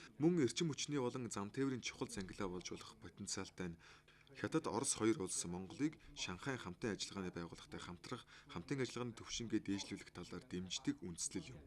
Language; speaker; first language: Mongolian; non-native, fluent; Chinese